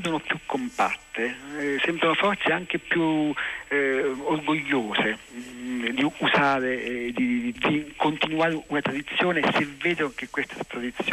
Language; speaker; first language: Italian; native; Italian